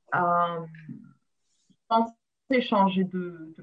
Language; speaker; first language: French; non-native, local second language; Arabic